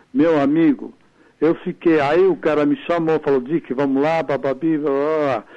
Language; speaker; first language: Portuguese; early bilingual, other home language; Italian